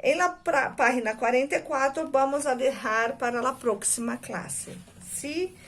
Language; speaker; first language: Spanish; non-native, fluent; Portuguese